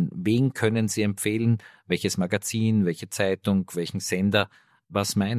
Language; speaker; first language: German; native; German